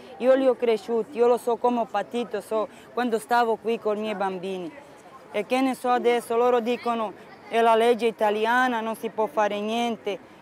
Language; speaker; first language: Italian; non-native, local second language; Romany